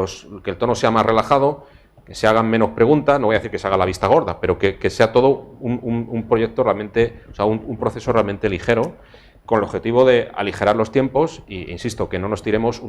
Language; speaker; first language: Spanish; native; Spanish